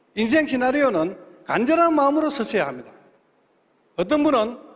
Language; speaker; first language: Korean; native; Korean